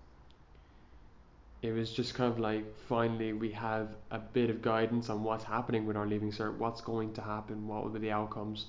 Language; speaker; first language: English; native; English